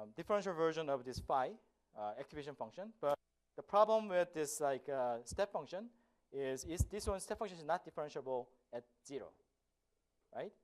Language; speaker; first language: English; non-native, fluent; Korean